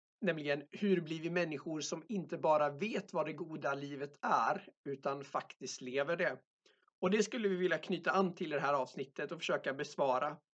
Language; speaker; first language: Swedish; native; Swedish